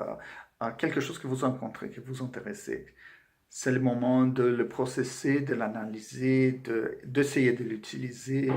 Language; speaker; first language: French; non-native, fluent; Portuguese